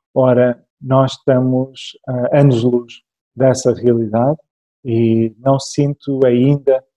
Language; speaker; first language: Portuguese; early bilingual, other home language; English